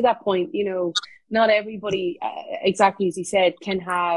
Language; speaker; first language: English; native; English